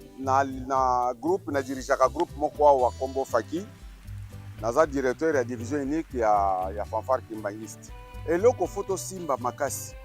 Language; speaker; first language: Lingala; non-native, local second language; Kongo